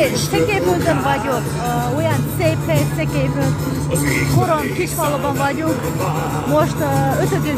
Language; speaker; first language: Hungarian; non-native, learner; Kazakh